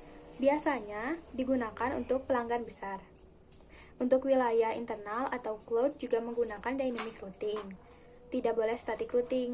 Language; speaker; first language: Indonesian; native; Indonesian